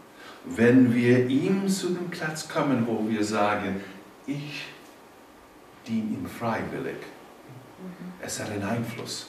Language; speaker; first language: German; non-native, fluent; English